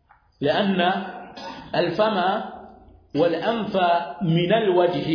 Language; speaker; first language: Arabic; non-native, fluent; Swahili